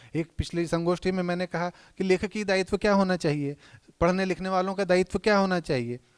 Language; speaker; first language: Hindi; non-native, local second language; Marathi